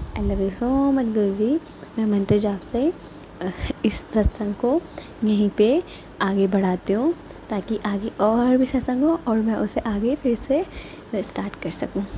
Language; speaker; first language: Hindi; native; Hindi